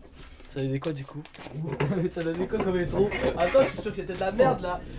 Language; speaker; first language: French; native; French